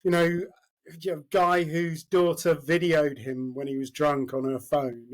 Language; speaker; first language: English; native; English